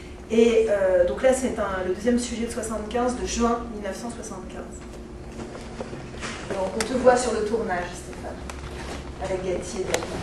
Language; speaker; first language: French; native; French